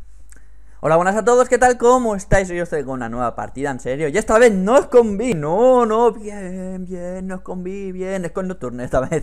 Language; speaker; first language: Spanish; native; Spanish